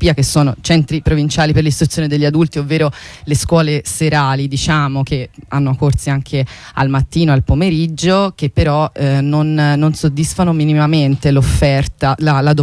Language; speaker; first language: Italian; native; Italian